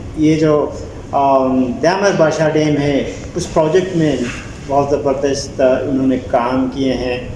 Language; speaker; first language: Urdu; non-native, local second language; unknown